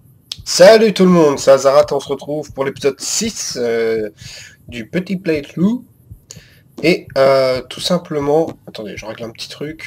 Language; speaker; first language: French; native; French